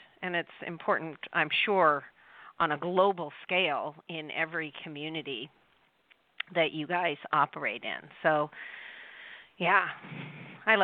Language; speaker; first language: English; native; English